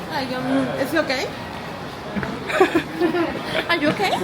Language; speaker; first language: English; non-native, fluent; Spanish